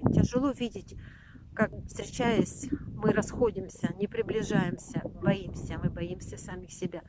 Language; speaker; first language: Russian; native; Russian